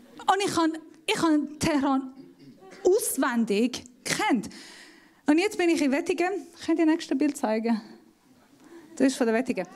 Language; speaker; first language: German; non-native, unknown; Persian